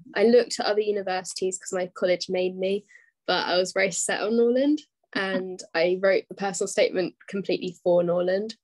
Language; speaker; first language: English; native; English